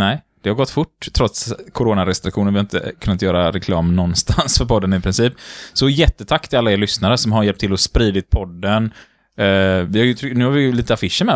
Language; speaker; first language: Swedish; native; Swedish